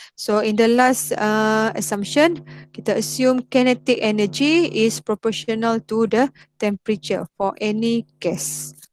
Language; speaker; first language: English; non-native, local second language; Malay